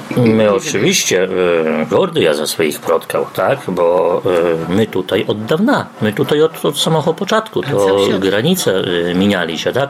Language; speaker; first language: Polish; non-native, local second language; Ukrainian